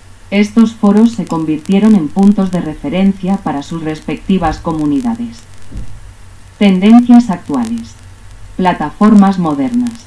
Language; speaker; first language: Spanish; native; Spanish